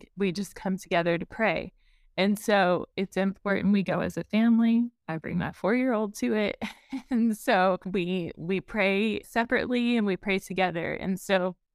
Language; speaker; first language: English; native; English